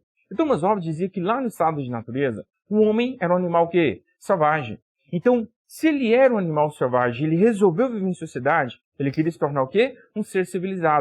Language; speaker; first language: Portuguese; native; Portuguese